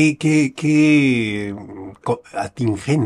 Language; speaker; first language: Spanish; native; Spanish